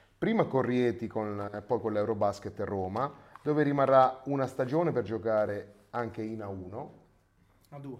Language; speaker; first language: Italian; native; Italian